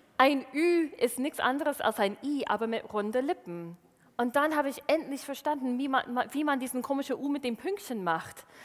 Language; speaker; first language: German; non-native, fluent; English